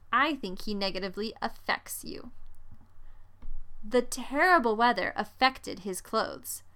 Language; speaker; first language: English; native; English